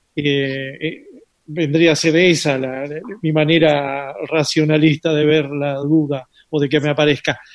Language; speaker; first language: Spanish; native; Spanish